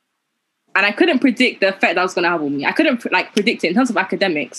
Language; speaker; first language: English; native; English